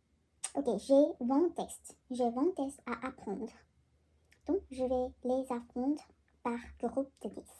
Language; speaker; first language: French; non-native, learner; Korean